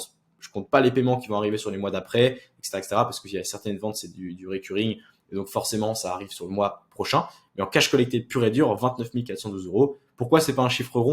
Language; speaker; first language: French; native; French